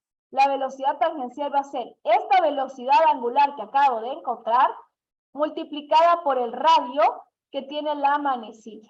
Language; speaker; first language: Spanish; native; Spanish